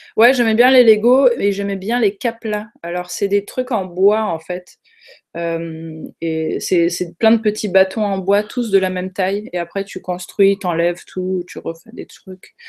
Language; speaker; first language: French; native; French